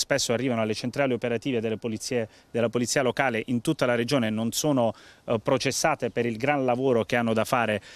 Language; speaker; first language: Italian; native; Italian